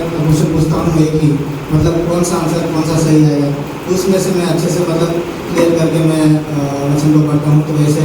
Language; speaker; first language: Hindi; non-native, local second language; Gujarati